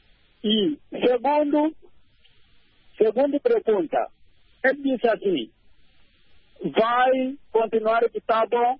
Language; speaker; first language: Portuguese; non-native, local second language; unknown